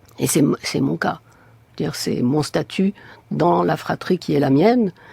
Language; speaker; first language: French; native; French